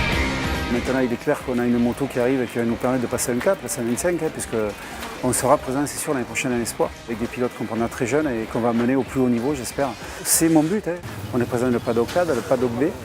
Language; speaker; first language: French; native; French